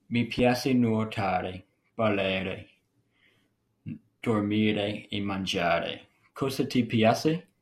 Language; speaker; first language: Italian; non-native, learner; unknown